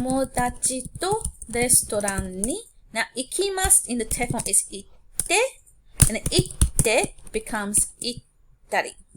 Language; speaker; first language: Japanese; non-native, fluent; English